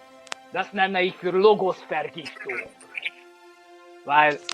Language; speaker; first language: German; non-native, learner; Hungarian